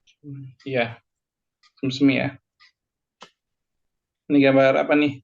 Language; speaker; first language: Indonesian; native; Indonesian